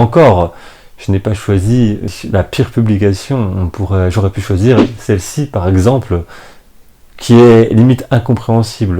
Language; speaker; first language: French; native; French